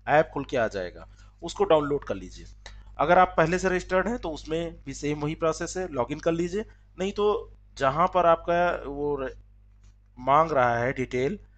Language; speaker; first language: Hindi; native; Hindi